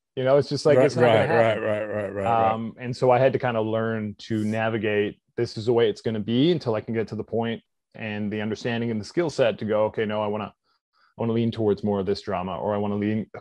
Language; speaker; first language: English; native; English